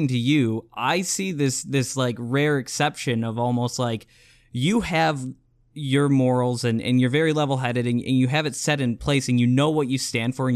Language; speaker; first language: English; native; English